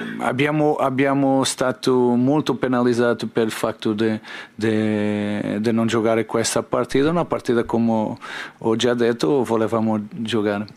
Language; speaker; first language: Italian; non-native, learner; Portuguese